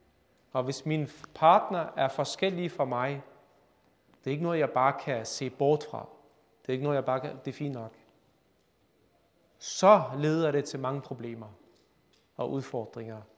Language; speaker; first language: Danish; early bilingual, other home language; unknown